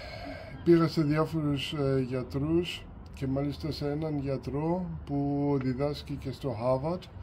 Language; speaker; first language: Greek; early bilingual, heritage; Greek